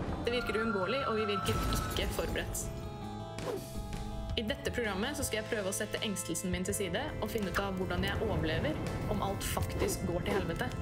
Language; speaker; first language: Norwegian; native; Norwegian